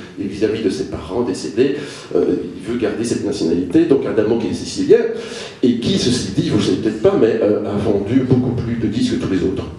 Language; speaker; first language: French; native; French